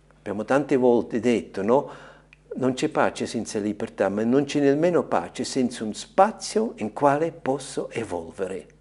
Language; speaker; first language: Italian; non-native, fluent; German